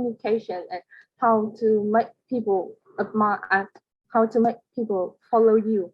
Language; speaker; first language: English; non-native, learner; Vietnamese